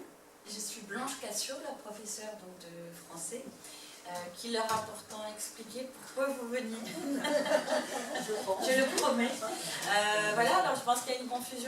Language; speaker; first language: French; native; French